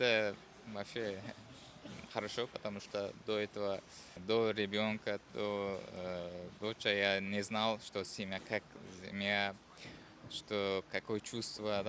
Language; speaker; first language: Russian; non-native, fluent; Uzbek